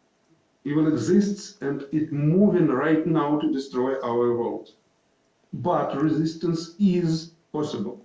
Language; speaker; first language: English; non-native, fluent; Ukrainian